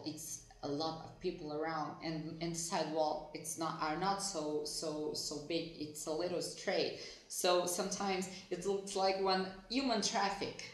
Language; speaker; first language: English; non-native, fluent; Portuguese